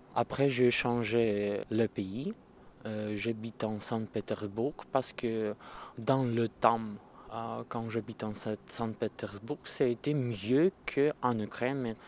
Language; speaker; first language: French; non-native, learner; Russian